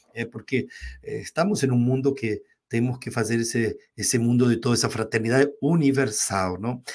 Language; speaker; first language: Portuguese; non-native, fluent; Spanish